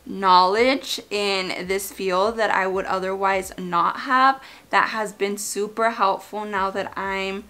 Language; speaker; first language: English; native; English